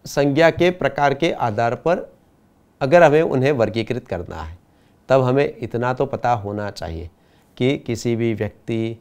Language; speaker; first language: Hindi; non-native, local second language; Gujarati